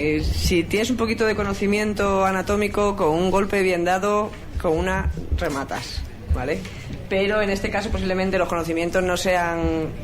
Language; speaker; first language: Spanish; native; Spanish